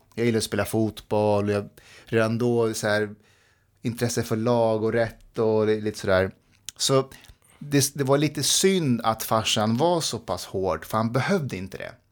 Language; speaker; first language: Swedish; early bilingual, other home language; Persian